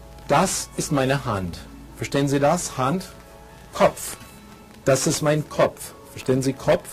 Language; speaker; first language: German; non-native, fluent; English